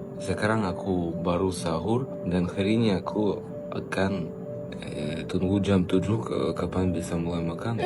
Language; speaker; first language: Indonesian; non-native, learner; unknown